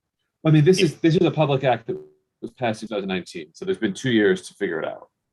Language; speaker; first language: English; native; English